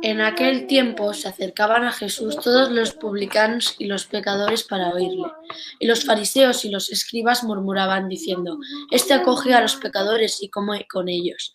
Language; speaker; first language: Spanish; native; Spanish